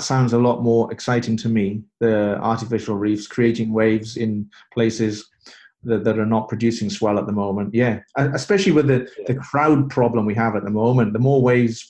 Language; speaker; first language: English; native; English